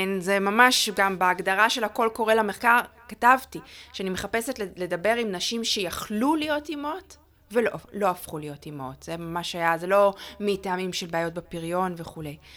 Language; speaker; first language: Hebrew; native; Hebrew